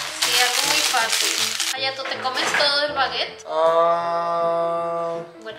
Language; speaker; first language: Spanish; native; Spanish